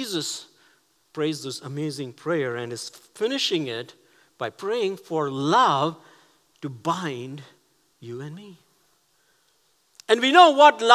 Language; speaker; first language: English; non-native, local second language; Tamil